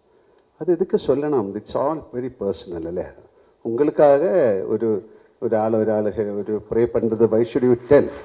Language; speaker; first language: Tamil; non-native, local second language; Malayalam